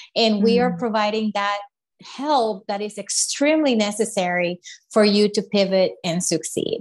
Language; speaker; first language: English; non-native, fluent; Spanish